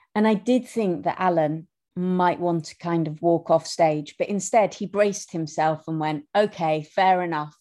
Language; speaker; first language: English; native; English